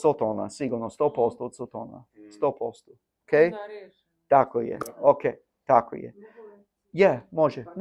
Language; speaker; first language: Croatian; non-native, learner; English